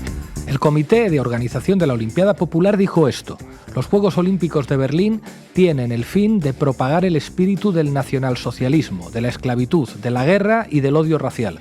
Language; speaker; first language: Spanish; native; Spanish